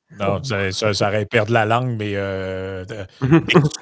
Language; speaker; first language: French; native; French